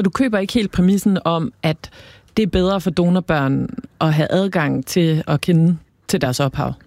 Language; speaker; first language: Danish; native; Danish